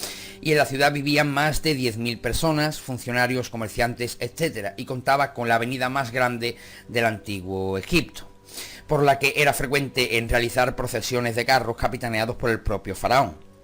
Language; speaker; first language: Spanish; native; Spanish